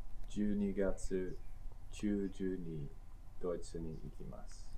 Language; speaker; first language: Japanese; non-native, learner; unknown